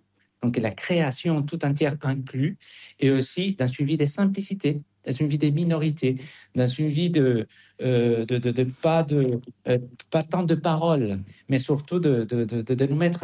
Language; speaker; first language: French; non-native, fluent; Spanish